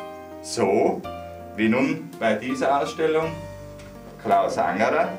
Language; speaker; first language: German; native; German